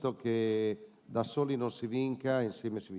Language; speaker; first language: Italian; native; Italian